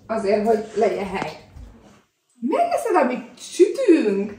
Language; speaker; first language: Hungarian; native; Hungarian